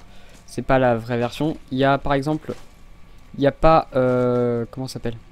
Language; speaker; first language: French; native; French